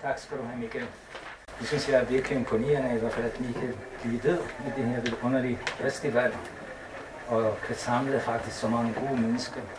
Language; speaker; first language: Danish; non-native, fluent; Arabic